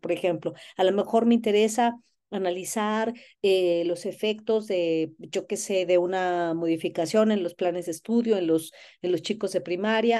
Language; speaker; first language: Spanish; native; Spanish